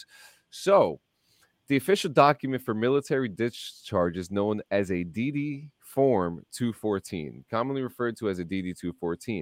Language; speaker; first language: English; native; English